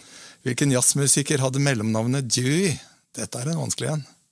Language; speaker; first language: Norwegian; native; Norwegian